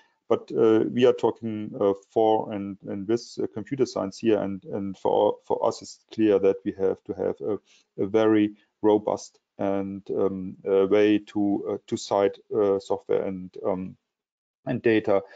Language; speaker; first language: English; non-native, fluent; German